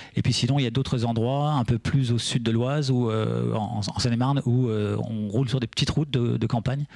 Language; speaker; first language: French; native; French